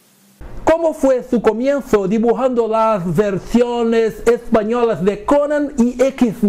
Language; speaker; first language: Spanish; non-native, fluent; Portuguese